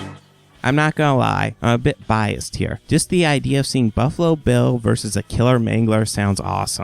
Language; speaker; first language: English; native; English